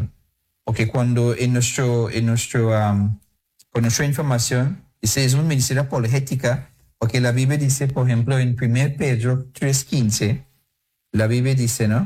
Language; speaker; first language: Spanish; non-native, fluent; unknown